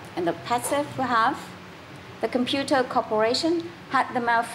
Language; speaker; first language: English; non-native, fluent; Vietnamese